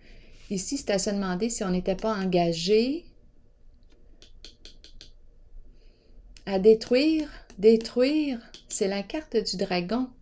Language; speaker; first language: French; native; French